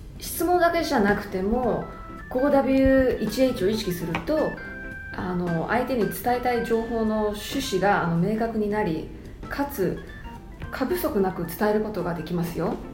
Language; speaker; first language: Japanese; early bilingual, heritage; Japanese